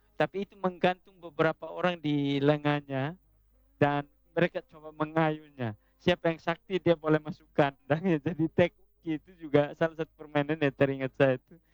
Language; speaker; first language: Indonesian; non-native, local second language; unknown